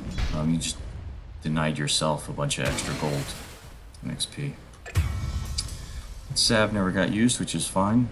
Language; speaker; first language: English; native; English